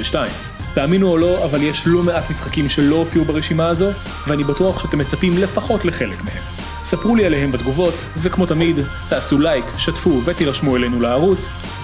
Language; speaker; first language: Hebrew; native; Hebrew